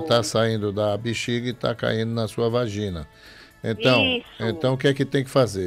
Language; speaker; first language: Portuguese; native; Portuguese